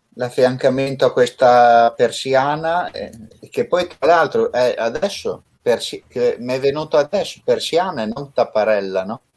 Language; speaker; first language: Italian; native; Italian